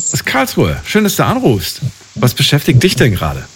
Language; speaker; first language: German; native; German